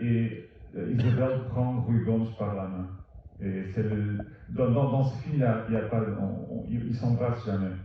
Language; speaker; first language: French; non-native, fluent; Portuguese